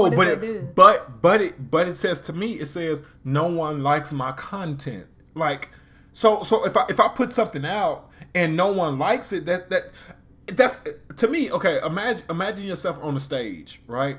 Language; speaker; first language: English; native; English